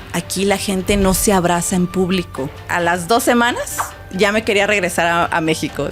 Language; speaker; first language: Spanish; native; Spanish